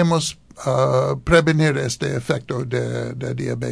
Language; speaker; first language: Spanish; non-native, learner; English